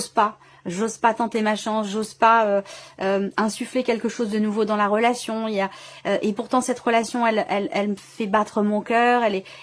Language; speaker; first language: French; native; French